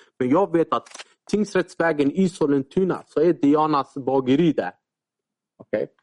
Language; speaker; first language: Swedish; early bilingual, other home language; Arabic